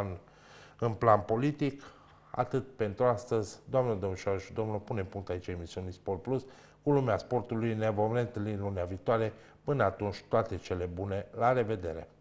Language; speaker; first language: Romanian; native; Romanian